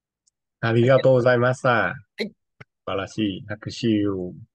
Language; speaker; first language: Japanese; non-native, fluent; Vietnamese